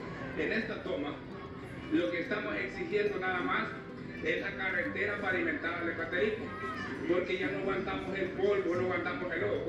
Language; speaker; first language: Spanish; native; Spanish